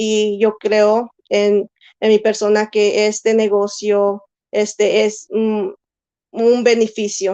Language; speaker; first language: Spanish; early bilingual, heritage; Spanish